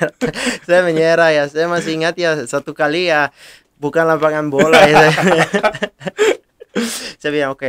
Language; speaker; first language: Indonesian; non-native, fluent; Italian